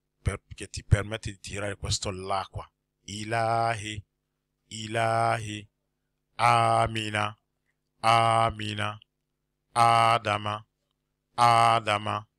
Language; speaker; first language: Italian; non-native, fluent; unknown